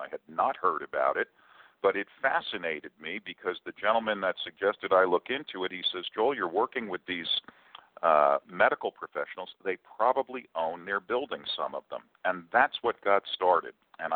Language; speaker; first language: English; native; English